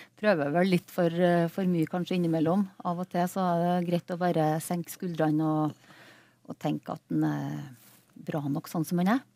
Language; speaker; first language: Norwegian; native; Norwegian